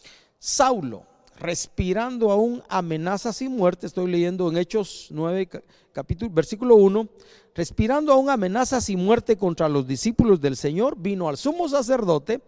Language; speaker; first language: Spanish; native; Spanish